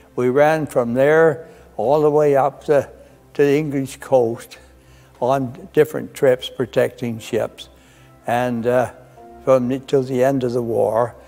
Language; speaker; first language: English; native; English